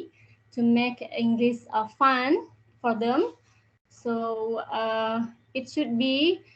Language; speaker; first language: English; non-native, learner; Indonesian